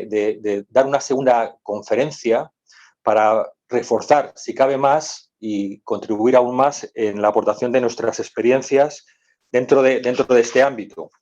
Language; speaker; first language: Spanish; native; Spanish